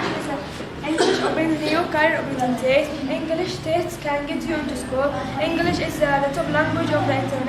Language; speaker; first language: English; non-native, learner; Arabic